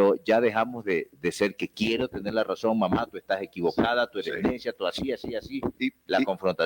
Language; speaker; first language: Spanish; native; Spanish